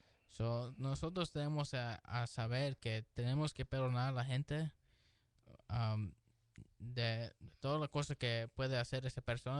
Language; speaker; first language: Spanish; early bilingual, heritage; Spanish